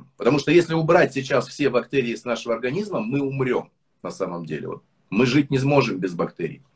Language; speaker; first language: Russian; native; Russian